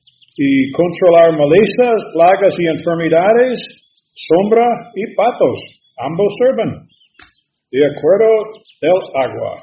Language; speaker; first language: Spanish; non-native, learner; English